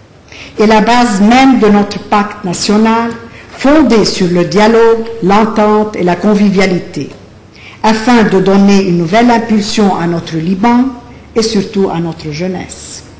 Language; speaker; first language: French; non-native, local second language; Arabic